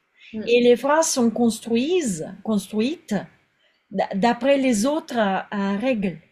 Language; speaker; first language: French; non-native, fluent; Russian